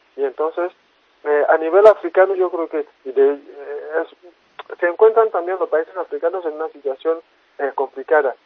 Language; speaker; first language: Spanish; non-native, fluent; French